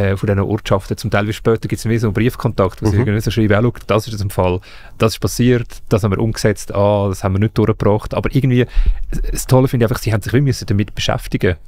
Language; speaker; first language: German; native; German